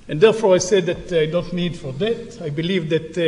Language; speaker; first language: English; non-native, fluent; Hebrew